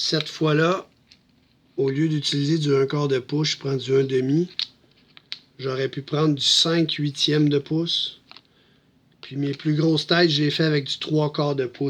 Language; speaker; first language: French; native; French